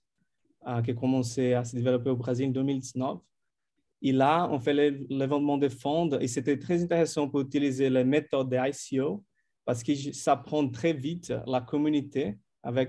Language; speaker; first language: French; non-native, fluent; Portuguese